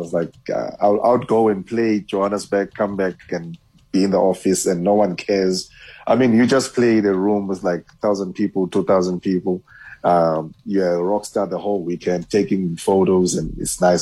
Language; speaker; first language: English; non-native, local second language; Xhosa